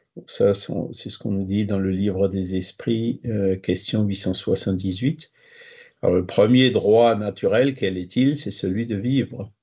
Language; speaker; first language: French; native; French